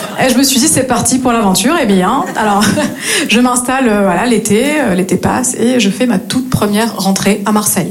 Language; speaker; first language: French; native; French